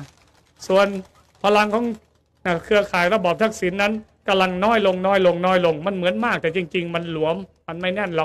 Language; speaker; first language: Thai; native; Thai